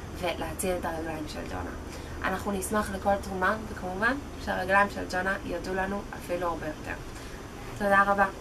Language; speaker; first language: Hebrew; native; Hebrew